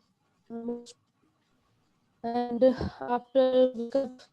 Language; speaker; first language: English; non-native, learner; Urdu